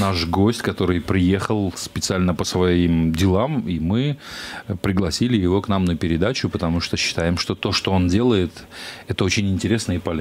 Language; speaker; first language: Russian; native; Russian